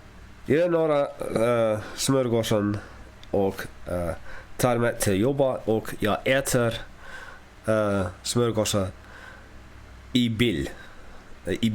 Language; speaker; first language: Swedish; non-native, learner; English